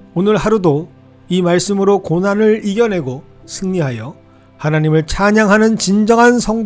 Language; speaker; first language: Korean; native; Korean